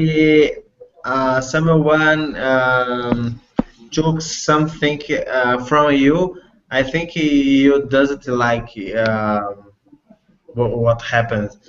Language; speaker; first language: English; non-native, learner; Portuguese